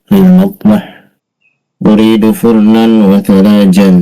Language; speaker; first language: Arabic; non-native, learner; Indonesian